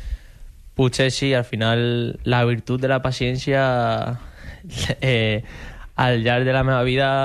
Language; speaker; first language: Catalan; non-native, local second language; Spanish